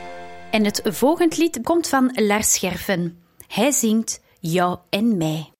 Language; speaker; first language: Dutch; native; Dutch